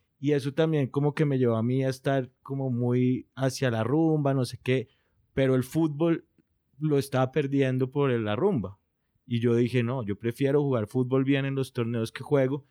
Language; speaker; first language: Spanish; native; Spanish